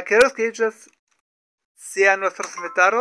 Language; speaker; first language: Spanish; non-native, learner; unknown